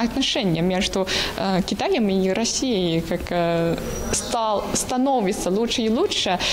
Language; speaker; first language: Russian; non-native, fluent; Chinese